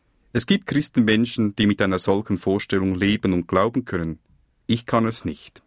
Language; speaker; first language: German; native; German